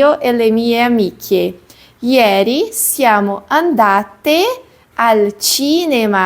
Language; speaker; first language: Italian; non-native, fluent; Portuguese